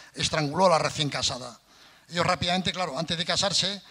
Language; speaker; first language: Spanish; native; Spanish